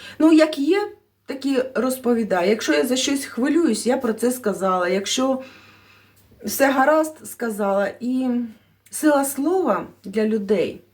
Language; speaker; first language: Ukrainian; non-native, local second language; Russian